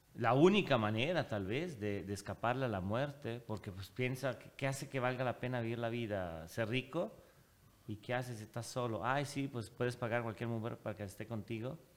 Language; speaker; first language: Spanish; non-native, fluent; Italian